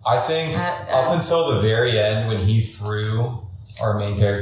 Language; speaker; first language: English; native; English